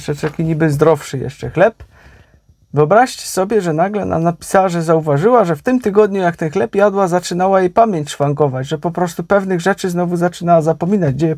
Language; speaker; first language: Polish; native; Polish